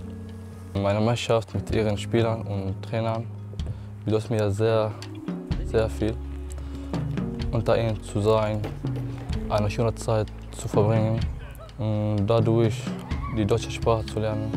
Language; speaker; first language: German; non-native, learner; Arabic